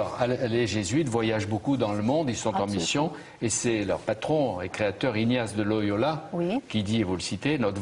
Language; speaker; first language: French; native; French